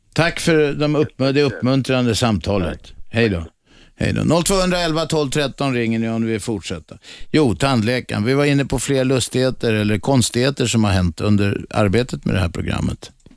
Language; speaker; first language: Swedish; native; Swedish